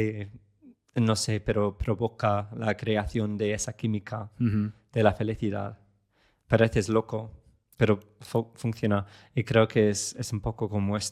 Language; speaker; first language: Spanish; non-native, fluent; English